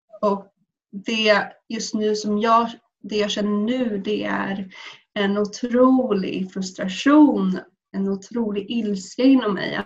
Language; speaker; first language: Swedish; early bilingual, other home language; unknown